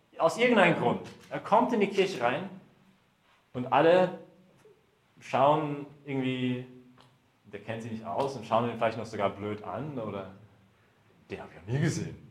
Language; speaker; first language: German; early bilingual, heritage; German